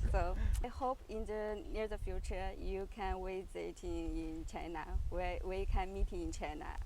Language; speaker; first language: English; non-native, learner; Chinese